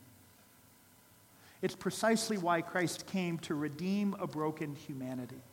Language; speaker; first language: English; native; English